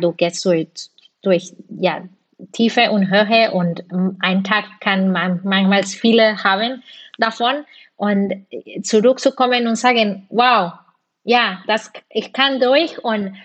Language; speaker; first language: German; non-native, fluent; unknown